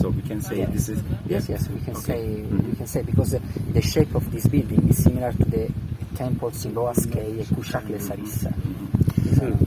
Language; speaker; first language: English; non-native, fluent; Italian